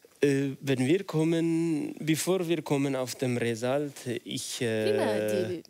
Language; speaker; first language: German; non-native, learner; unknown